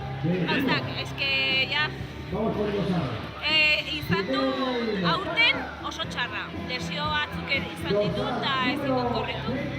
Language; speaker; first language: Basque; non-native, local second language; Spanish